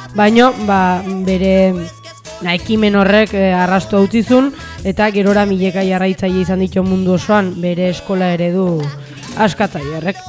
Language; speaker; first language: Basque; native; Basque